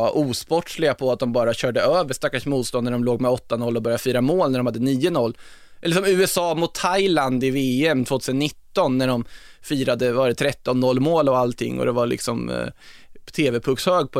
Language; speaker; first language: Swedish; native; Swedish